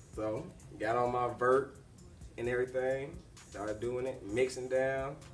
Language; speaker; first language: English; native; English